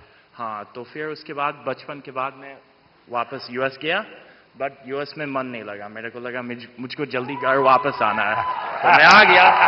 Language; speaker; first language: Hindi; early bilingual, heritage; English